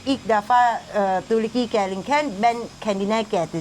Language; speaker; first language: Turkish; non-native, learner; Thai